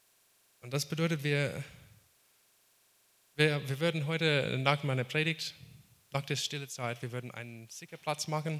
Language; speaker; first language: German; non-native, fluent; English